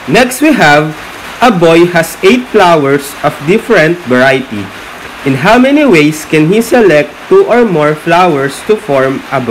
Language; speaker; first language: English; non-native, local second language; Filipino